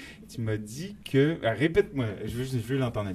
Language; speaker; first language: French; native; French